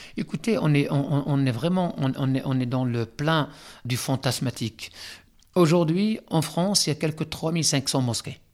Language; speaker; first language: French; non-native, local second language; Arabic